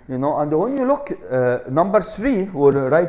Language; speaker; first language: English; non-native, fluent; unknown